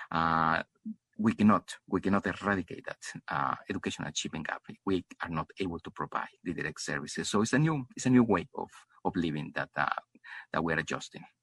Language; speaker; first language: English; non-native, fluent; Spanish